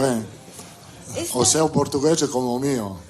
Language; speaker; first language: Portuguese; non-native, learner; Italian